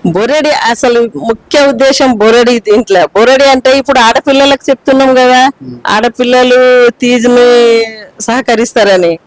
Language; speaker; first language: Telugu; non-native, local second language; Lambadi